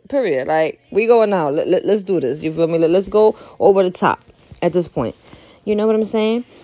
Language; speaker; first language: English; early bilingual, other home language; Spanish